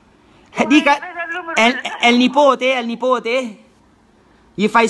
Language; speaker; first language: Italian; native; Italian